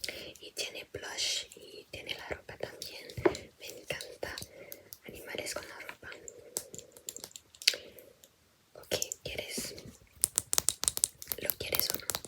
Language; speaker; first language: Spanish; non-native, fluent; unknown